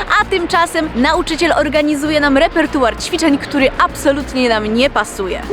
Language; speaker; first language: Polish; native; Polish